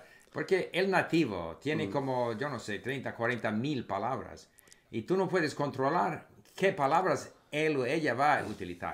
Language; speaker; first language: Spanish; non-native, fluent; English